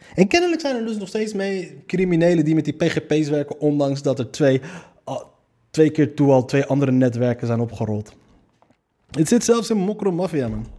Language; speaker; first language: Dutch; native; Dutch